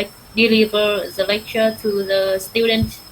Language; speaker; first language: English; non-native, learner; Vietnamese